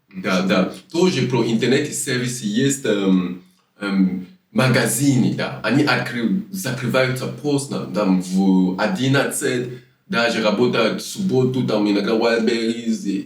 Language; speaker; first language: Russian; non-native, learner; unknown